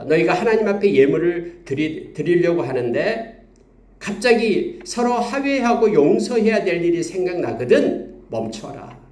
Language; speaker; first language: Korean; native; Korean